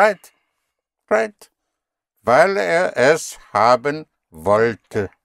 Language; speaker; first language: German; non-native, fluent; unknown